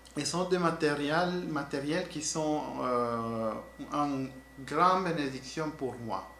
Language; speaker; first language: French; non-native, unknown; Spanish